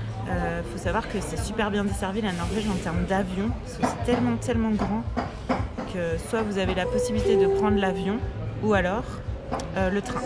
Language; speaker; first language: French; native; French